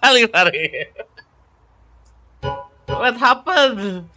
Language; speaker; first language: English; non-native, learner; Sundanese